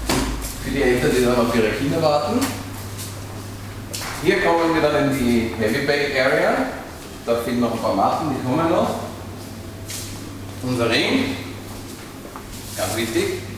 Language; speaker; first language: German; native; German